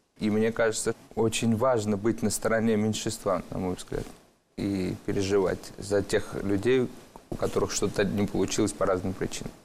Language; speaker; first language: Russian; early bilingual, other home language; Georgian